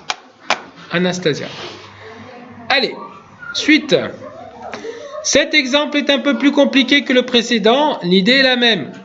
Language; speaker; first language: French; native; French